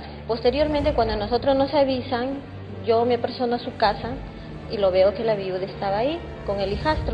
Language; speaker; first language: Spanish; native; Spanish